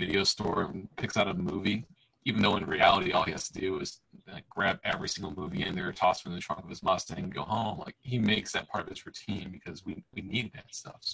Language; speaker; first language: English; native; English